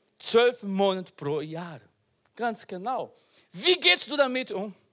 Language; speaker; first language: German; non-native, learner; Portuguese